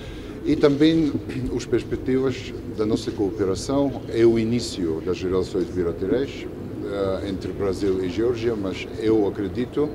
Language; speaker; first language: Portuguese; non-native, fluent; Georgian